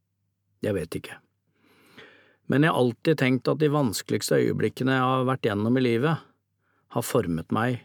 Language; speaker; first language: Norwegian; native; Norwegian